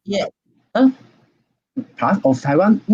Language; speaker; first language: English; non-native, learner; Chinese